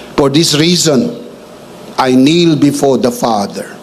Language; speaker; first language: English; non-native, local second language; Filipino